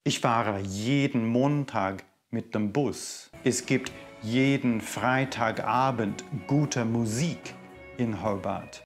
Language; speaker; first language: German; native; German